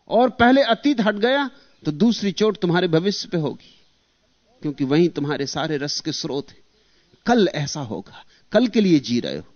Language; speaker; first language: Hindi; native; Hindi